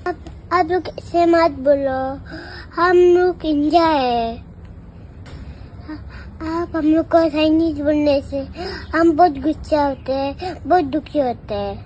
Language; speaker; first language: Hindi; non-native, local second language; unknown